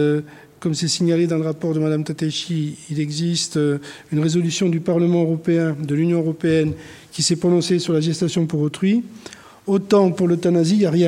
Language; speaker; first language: French; native; French